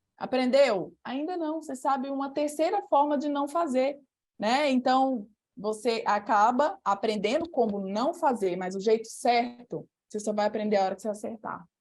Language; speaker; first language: Portuguese; native; Portuguese